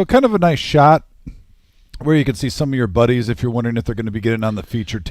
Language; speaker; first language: English; native; English